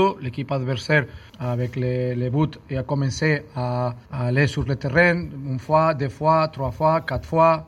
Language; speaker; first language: French; non-native, learner; Spanish